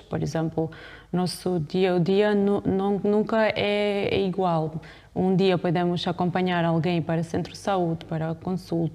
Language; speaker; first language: Portuguese; non-native, fluent; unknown